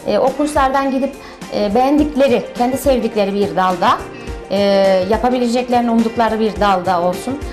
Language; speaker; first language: Turkish; early bilingual, heritage; Turkish